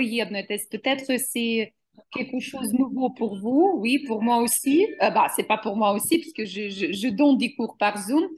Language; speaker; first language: French; non-native, fluent; Ukrainian